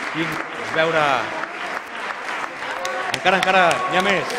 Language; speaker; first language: Catalan; native; Catalan